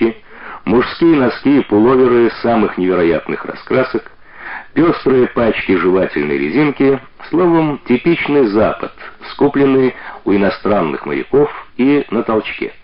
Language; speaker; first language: Russian; native; Russian